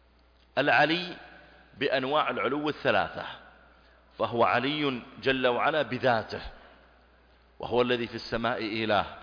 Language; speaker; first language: Arabic; native; Arabic